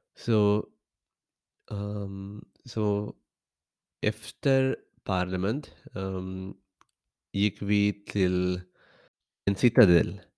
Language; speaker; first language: Swedish; non-native, learner; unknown